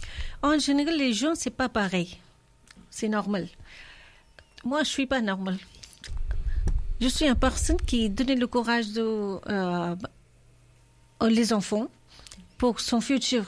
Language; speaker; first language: French; non-native, learner; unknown